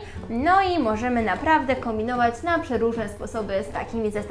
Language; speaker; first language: Polish; native; Polish